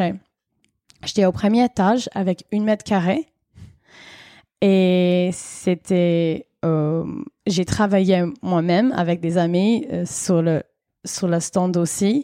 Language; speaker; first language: French; non-native, fluent; English